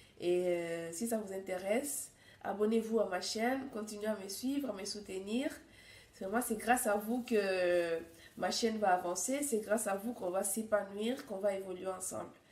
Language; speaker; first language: French; non-native, local second language; Swahili